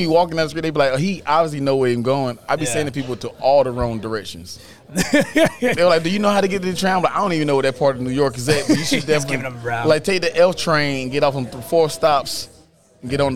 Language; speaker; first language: English; native; English